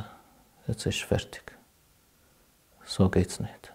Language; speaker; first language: German; non-native, fluent; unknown